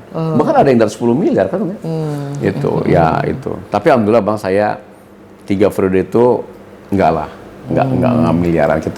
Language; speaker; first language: Indonesian; non-native, local second language; Sundanese